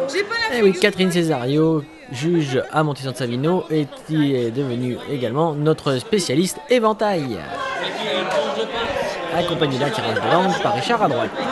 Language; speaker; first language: French; native; French